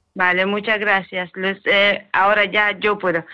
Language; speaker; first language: Spanish; non-native, learner; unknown